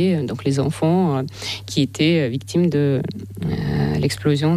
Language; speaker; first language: French; non-native, fluent; Russian